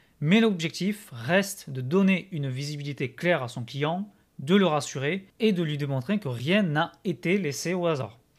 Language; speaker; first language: French; native; French